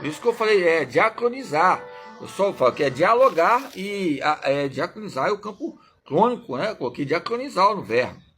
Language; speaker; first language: Portuguese; native; Portuguese